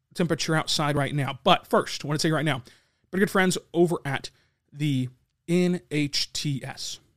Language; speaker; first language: English; native; English